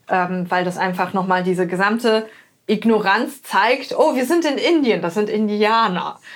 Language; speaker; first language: German; native; German